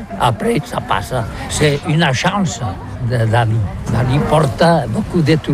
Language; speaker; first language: French; non-native, learner; Catalan